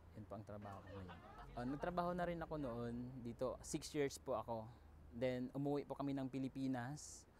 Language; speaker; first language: Filipino; native; Filipino